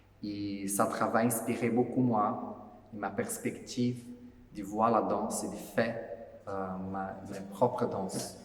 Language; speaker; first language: French; non-native, fluent; Portuguese